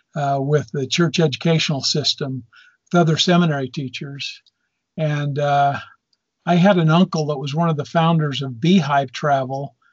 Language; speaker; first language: English; native; English